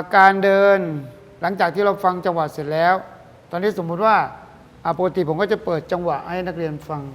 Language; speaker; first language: Thai; native; Thai